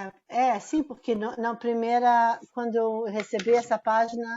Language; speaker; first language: Portuguese; non-native, fluent; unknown